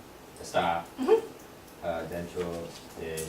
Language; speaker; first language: Spanish; non-native, learner; English